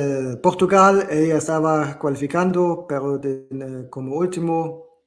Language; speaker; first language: Spanish; non-native, fluent; German